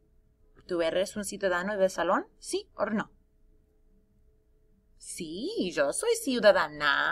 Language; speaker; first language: Spanish; non-native, fluent; English